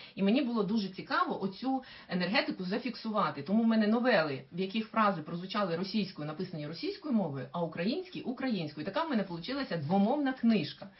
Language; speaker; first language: Ukrainian; native; Ukrainian